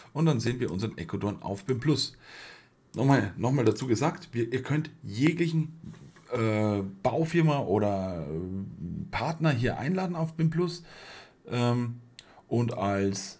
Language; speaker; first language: German; native; German